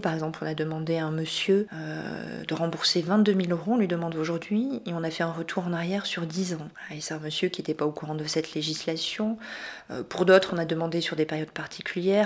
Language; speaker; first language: French; native; French